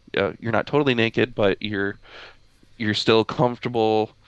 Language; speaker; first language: English; native; English